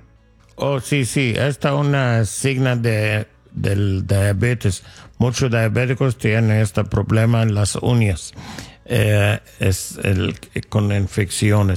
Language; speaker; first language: Spanish; non-native, fluent; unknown